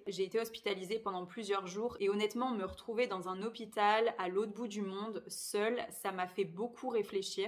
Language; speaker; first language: French; native; French